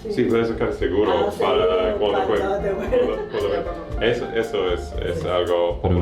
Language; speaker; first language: Spanish; non-native, learner; English